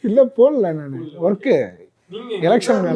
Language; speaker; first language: Tamil; native; Tamil